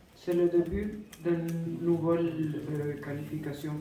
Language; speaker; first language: French; non-native, fluent; Spanish